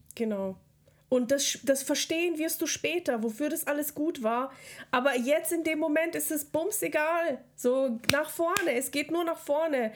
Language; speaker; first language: German; early bilingual, other home language; Russian